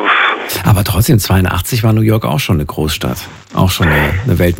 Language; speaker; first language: German; native; German